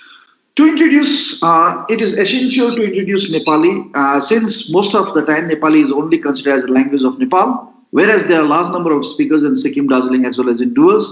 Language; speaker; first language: English; non-native, local second language; Nepali